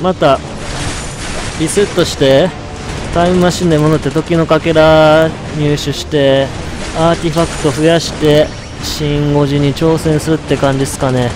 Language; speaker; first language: Japanese; native; Japanese